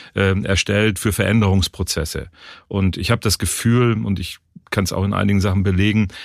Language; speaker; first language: German; native; German